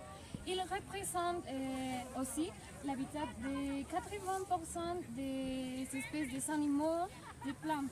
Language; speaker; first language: French; non-native, learner; Spanish